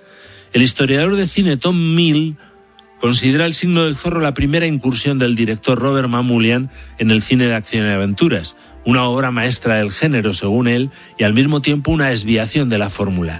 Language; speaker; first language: Spanish; native; Spanish